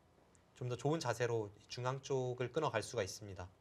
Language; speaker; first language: Korean; native; Korean